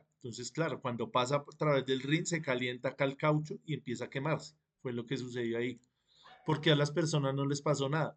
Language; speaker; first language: Spanish; native; Spanish